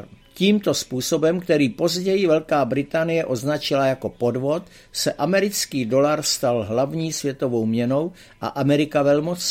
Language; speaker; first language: Czech; native; Czech